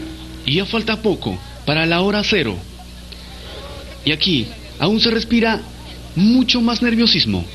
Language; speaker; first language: Spanish; native; Spanish